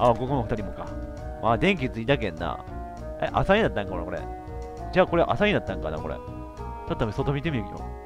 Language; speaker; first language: Japanese; native; Japanese